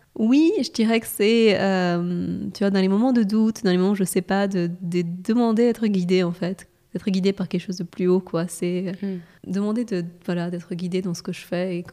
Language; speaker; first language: French; non-native, fluent; Russian